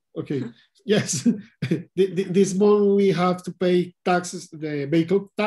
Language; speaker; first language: English; non-native, learner; Spanish